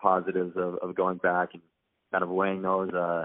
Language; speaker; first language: English; native; English